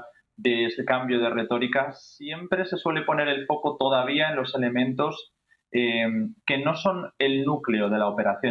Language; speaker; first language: Spanish; native; Spanish